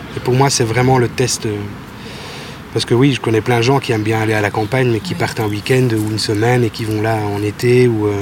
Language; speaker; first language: French; native; French